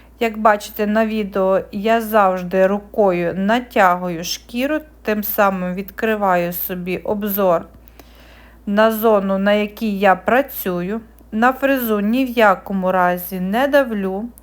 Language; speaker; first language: Ukrainian; native; Ukrainian